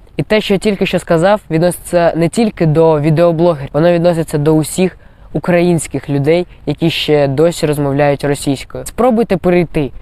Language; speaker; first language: Ukrainian; native; Ukrainian